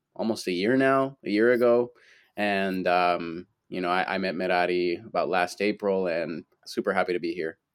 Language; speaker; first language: English; early bilingual, other home language; Spanish